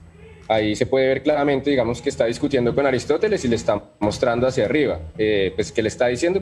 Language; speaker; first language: Spanish; native; Spanish